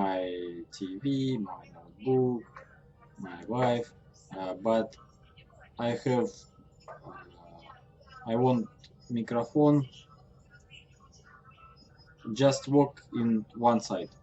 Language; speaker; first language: English; non-native, learner; Russian